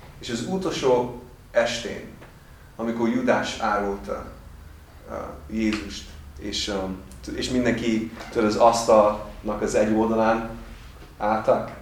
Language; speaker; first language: Hungarian; non-native, fluent; English